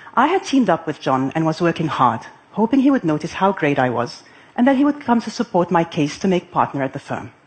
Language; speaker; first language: English; non-native, fluent; Arabic